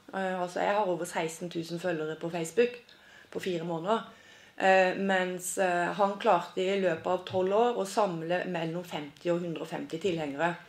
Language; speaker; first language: Norwegian; native; Norwegian